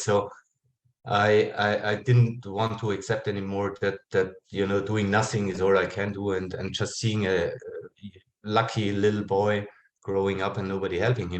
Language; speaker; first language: English; non-native, fluent; German